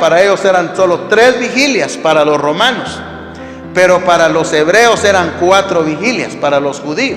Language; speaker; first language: Spanish; native; Spanish